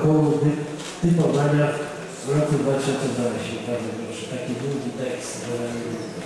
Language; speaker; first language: Polish; native; Polish